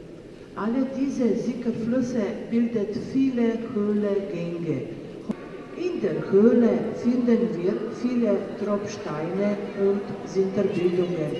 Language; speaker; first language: German; non-native, fluent; Slovenian